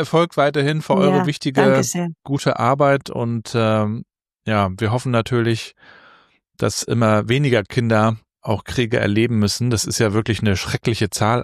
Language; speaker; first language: German; native; German